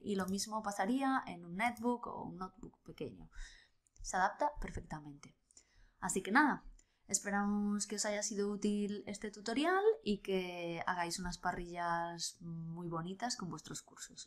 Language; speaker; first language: Spanish; native; Spanish